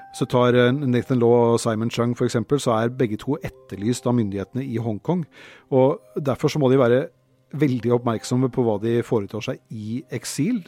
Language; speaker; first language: Norwegian; native; Norwegian